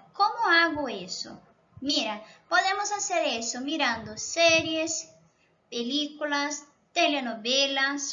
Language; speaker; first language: Spanish; non-native, local second language; Portuguese